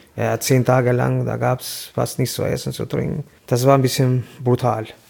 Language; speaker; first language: German; non-native, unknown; Albanian